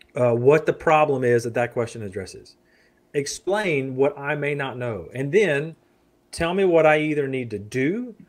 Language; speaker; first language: English; native; English